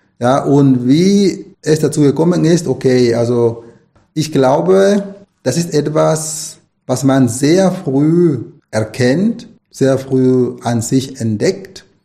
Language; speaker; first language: German; non-native, fluent; Spanish